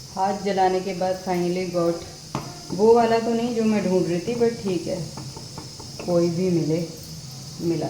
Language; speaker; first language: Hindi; native; Hindi